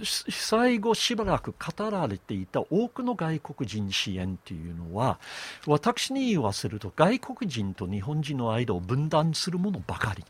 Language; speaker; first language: Japanese; non-native, fluent; English